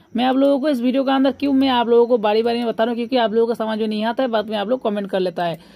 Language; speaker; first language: Hindi; non-native, local second language; Bangla